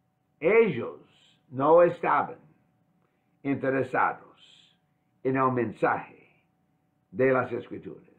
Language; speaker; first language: Spanish; non-native, fluent; English